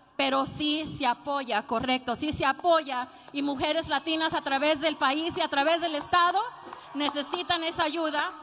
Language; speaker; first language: Spanish; early bilingual, heritage; Spanish